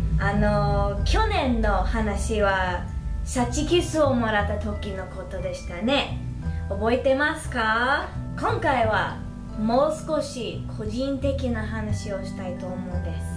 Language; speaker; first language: Japanese; non-native, learner; English